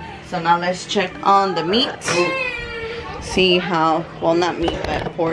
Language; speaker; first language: English; early bilingual, other home language; Spanish